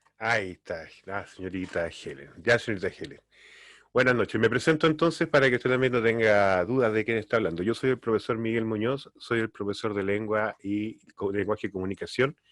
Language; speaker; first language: Spanish; native; Spanish